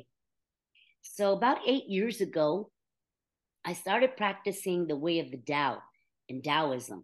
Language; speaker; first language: English; native; English